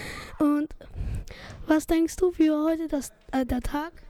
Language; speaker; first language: German; non-native, local second language; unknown